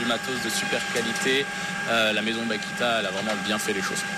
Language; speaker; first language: French; native; French